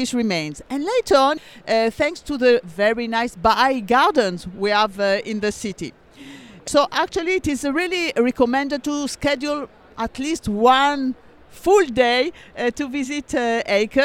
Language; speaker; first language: English; non-native, fluent; French